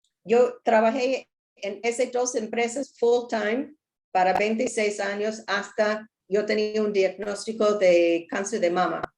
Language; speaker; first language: Spanish; non-native, learner; English